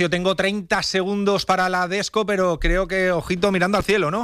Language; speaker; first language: Spanish; native; Spanish